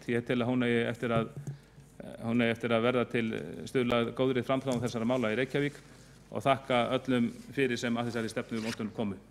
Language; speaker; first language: Icelandic; native; Icelandic